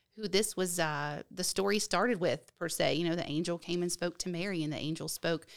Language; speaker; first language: English; native; English